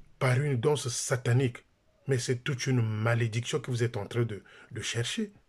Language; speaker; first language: French; non-native, local second language; Lingala